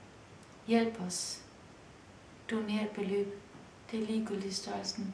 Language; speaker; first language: Danish; early bilingual, other home language; Kurdish